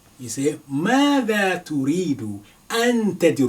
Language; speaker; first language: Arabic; non-native, fluent; Yoruba